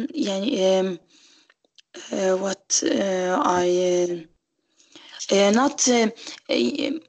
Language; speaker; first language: English; non-native, learner; Arabic